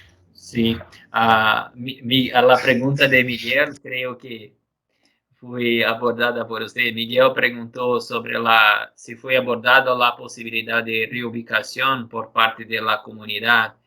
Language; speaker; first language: Spanish; non-native, fluent; Portuguese